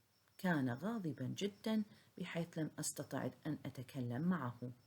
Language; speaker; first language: Arabic; native; Arabic